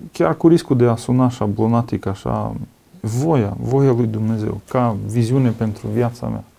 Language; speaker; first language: Romanian; non-native, fluent; Russian